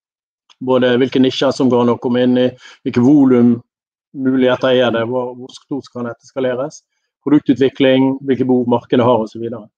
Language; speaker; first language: Norwegian; native; Norwegian